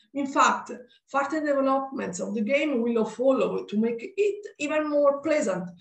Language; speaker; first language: English; non-native, learner; Italian